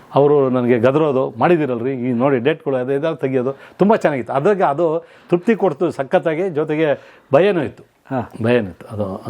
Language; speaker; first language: Kannada; native; Kannada